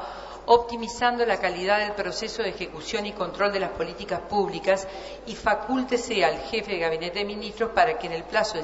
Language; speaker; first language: Spanish; native; Spanish